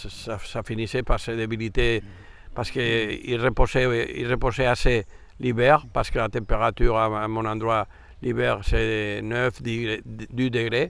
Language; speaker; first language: French; non-native, fluent; Spanish